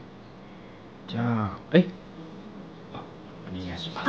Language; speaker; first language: Japanese; non-native, learner; Chinese